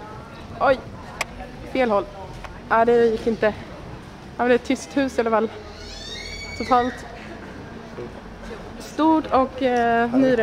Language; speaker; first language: Swedish; native; Swedish